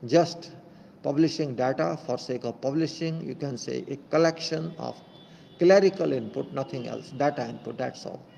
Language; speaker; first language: English; non-native, local second language; Hindi